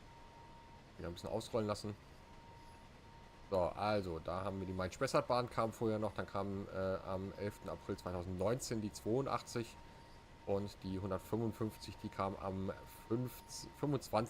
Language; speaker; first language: German; native; German